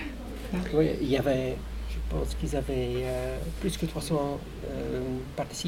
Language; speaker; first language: French; non-native, learner; Dutch